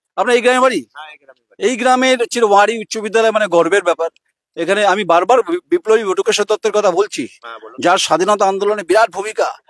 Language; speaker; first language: Bangla; native; Bangla